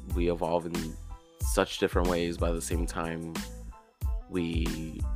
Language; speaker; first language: English; native; English